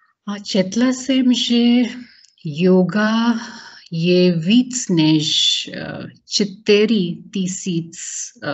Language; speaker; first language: Czech; non-native, learner; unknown